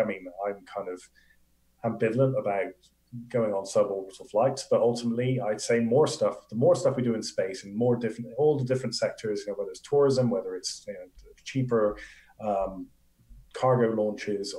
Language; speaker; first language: English; native; English